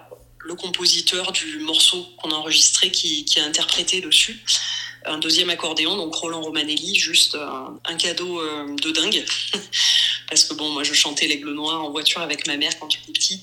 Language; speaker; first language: French; native; French